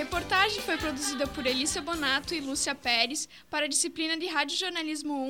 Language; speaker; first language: Portuguese; native; Portuguese